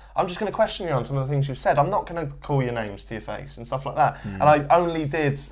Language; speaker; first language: English; native; English